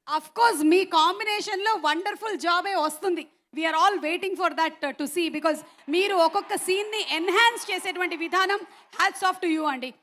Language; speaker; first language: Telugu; native; Telugu